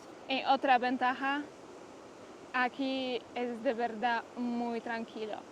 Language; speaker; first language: Spanish; non-native, learner; Polish